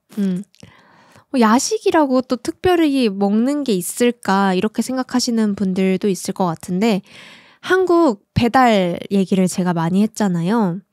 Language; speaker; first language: Korean; native; Korean